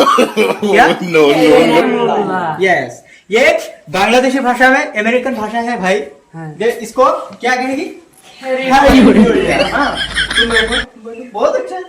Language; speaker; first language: Hindi; non-native, local second language; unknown